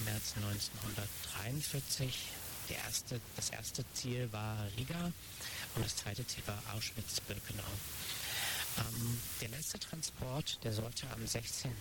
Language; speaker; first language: German; native; German